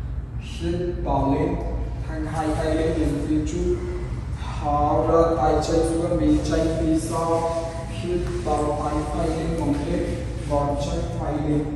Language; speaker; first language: Vietnamese; non-native, learner; Hindi